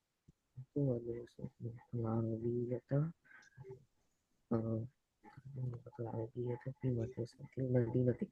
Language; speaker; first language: Arabic; non-native, learner; Bangla